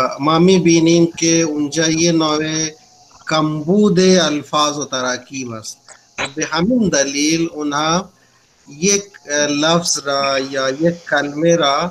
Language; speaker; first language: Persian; non-native, fluent; Urdu